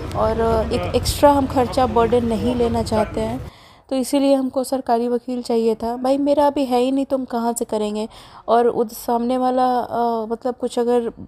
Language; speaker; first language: Hindi; native; Hindi